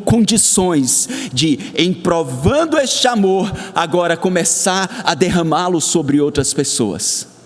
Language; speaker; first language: Portuguese; native; Portuguese